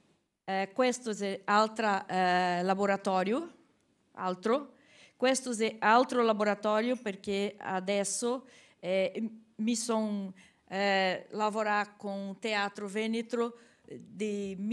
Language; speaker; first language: Italian; non-native, learner; Portuguese